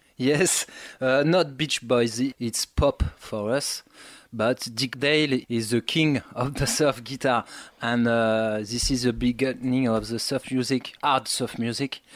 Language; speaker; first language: English; non-native, learner; French